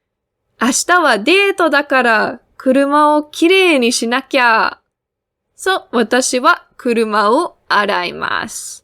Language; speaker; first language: Japanese; non-native, fluent; English